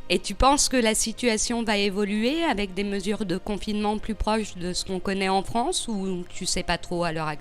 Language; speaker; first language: French; native; French